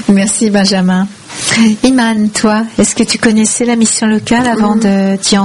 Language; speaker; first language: French; native; French